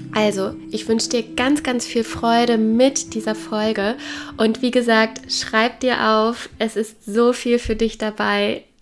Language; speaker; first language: German; native; German